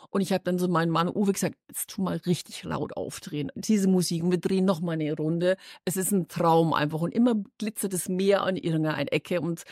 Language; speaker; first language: German; native; German